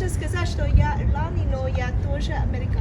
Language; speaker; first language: Russian; non-native, learner; English